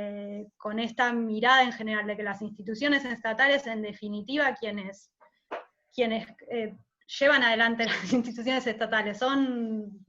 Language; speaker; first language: Spanish; native; Spanish